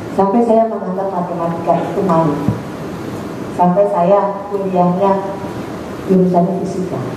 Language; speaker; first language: Indonesian; native; Indonesian